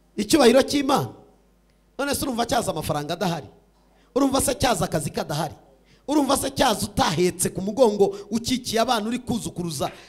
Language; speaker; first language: Kinyarwanda; early bilingual, heritage; Kinyarwanda